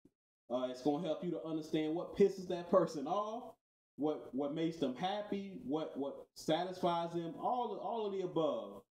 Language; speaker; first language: English; native; English